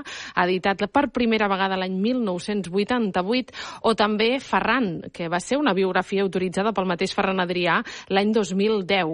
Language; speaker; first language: Catalan; native; Catalan